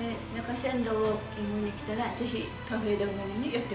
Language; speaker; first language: Japanese; native; Japanese